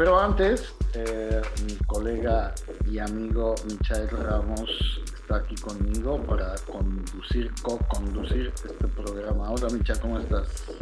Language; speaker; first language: Spanish; native; Spanish